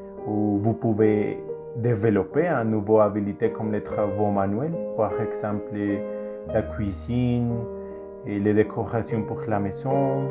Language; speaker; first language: French; non-native, learner; Spanish